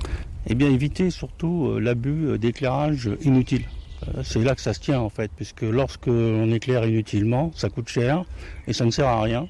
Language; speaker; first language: French; native; French